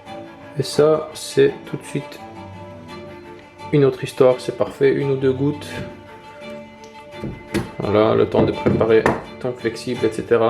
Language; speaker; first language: French; native; French